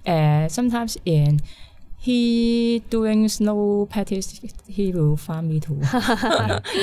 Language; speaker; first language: English; non-native, learner; Cantonese